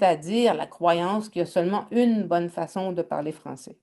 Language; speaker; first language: French; native; French